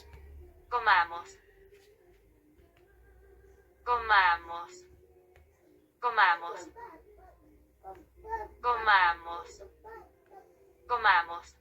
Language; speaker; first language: Spanish; non-native, learner; Haitian Creole